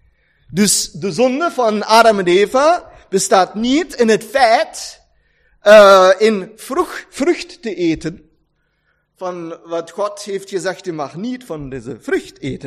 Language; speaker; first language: Dutch; non-native, learner; German